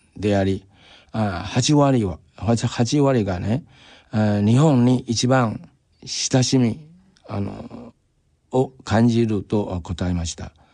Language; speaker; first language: Japanese; non-native, fluent; Chinese